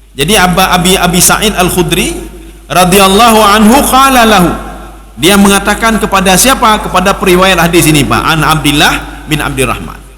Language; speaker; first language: Malay; non-native, local second language; Achinese